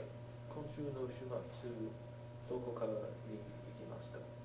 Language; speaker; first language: Japanese; non-native, learner; English